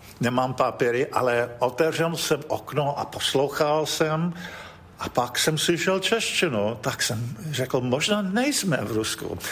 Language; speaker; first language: Czech; early bilingual, heritage; English